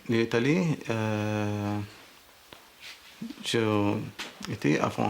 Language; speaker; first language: French; non-native, learner; Arabic